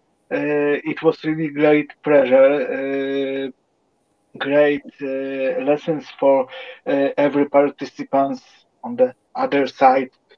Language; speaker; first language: English; non-native, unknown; Polish